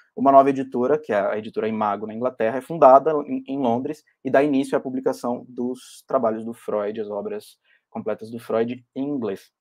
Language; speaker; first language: Portuguese; native; Portuguese